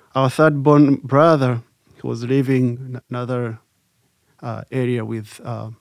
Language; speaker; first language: English; non-native, local second language; Kinyarwanda